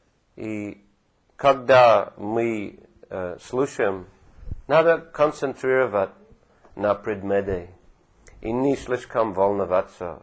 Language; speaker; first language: Russian; non-native, fluent; English